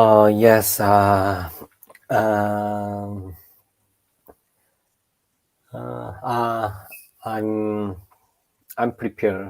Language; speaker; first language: English; non-native, learner; Japanese